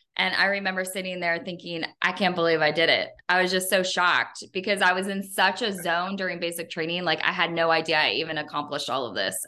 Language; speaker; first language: English; native; English